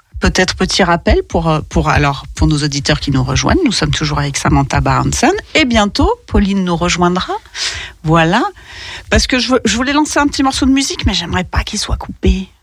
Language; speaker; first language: French; native; French